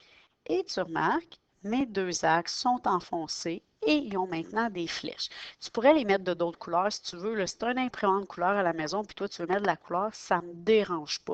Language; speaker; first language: French; native; French